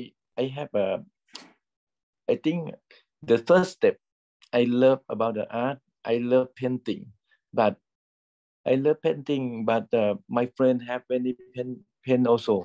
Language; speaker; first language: English; non-native, learner; Thai